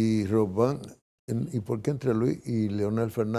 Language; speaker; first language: Spanish; native; Spanish